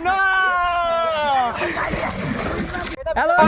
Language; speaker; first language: Hindi; non-native, learner; Bangla